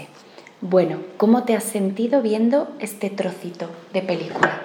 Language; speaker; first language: Spanish; native; Spanish